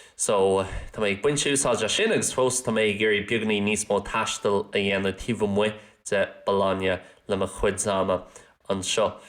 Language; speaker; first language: Irish; non-native, local second language; English